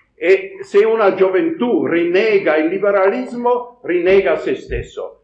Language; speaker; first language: Italian; non-native, fluent; German